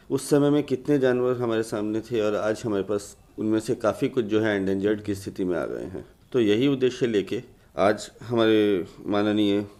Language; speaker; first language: Hindi; native; Hindi